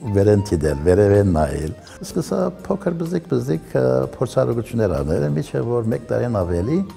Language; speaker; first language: Armenian; early bilingual, heritage; Armenian